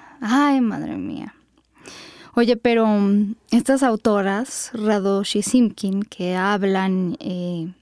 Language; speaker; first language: Spanish; native; Spanish